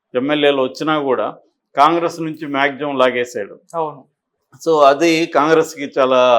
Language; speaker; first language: Telugu; native; Telugu